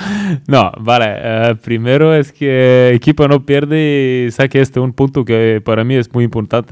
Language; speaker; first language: Spanish; non-native, learner; Bulgarian